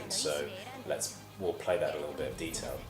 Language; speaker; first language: English; native; English